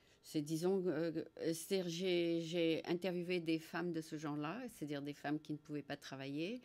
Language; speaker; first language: French; native; French